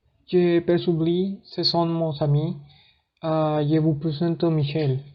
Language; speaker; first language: French; non-native, learner; Spanish